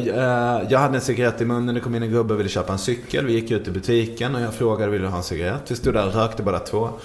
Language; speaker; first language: Swedish; native; Swedish